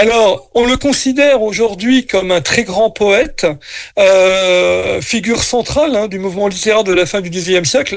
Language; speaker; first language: French; native; French